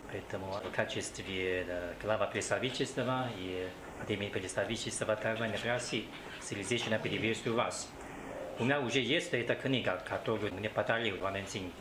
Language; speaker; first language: Russian; non-native, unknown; Chinese